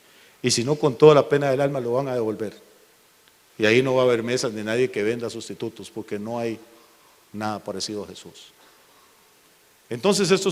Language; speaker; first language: Spanish; native; Spanish